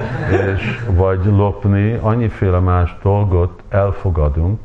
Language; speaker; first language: Hungarian; early bilingual, heritage; Hungarian